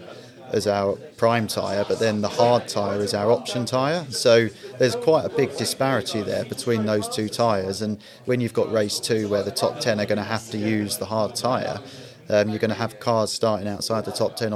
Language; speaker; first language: English; native; English